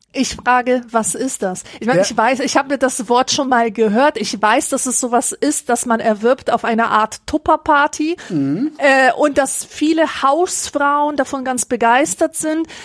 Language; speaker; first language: German; early bilingual, other home language; Polish